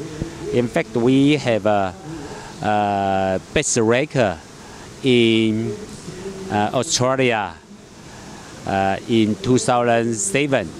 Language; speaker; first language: English; non-native, learner; Chinese